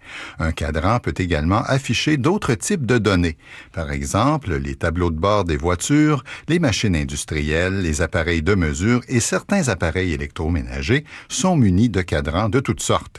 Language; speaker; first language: French; native; French